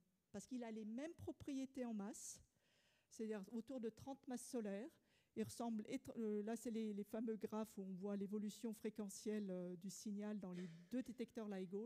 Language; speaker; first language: French; native; French